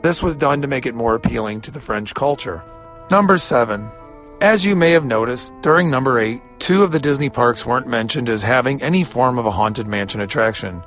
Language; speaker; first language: English; native; English